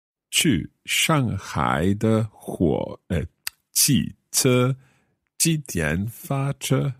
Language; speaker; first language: Chinese; non-native, learner; English